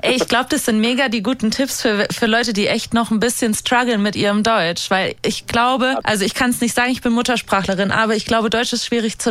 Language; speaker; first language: German; native; German